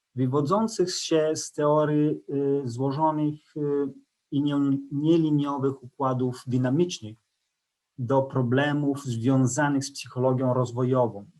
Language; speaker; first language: Polish; non-native, fluent; Italian